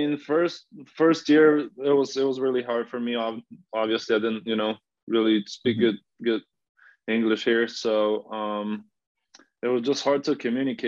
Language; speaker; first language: English; non-native, fluent; Slovenian